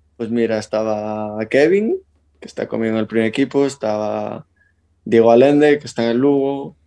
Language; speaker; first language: Spanish; native; Spanish